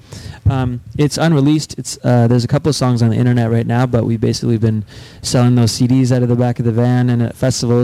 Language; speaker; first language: English; native; English